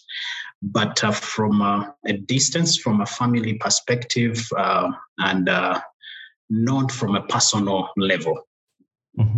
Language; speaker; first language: English; non-native, local second language; Kinyarwanda